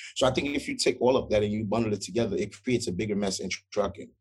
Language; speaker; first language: English; early bilingual, other home language; Haitian Creole